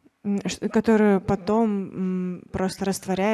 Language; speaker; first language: Russian; native; Russian